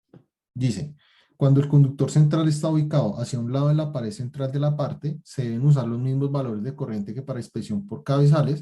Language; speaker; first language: Spanish; native; Spanish